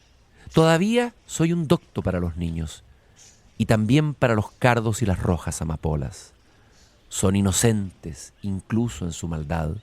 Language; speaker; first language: Spanish; native; Spanish